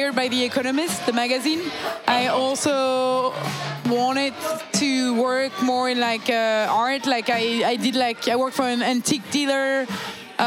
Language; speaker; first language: English; non-native, fluent; French